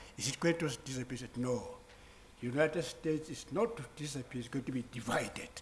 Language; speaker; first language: English; non-native, local second language; Southern Sotho